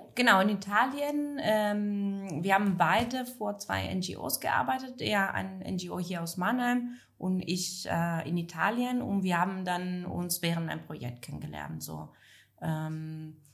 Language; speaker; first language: German; non-native, fluent; Italian